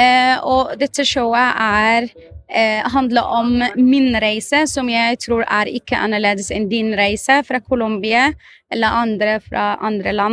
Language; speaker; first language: Norwegian; non-native, fluent; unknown